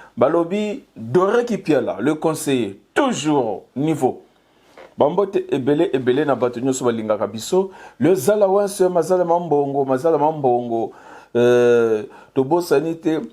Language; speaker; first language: Lingala; native; Lingala